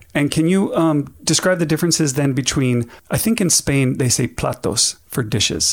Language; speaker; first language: English; native; English